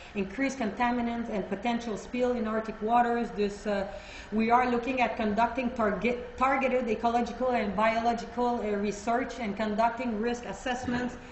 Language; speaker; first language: English; non-native, fluent; French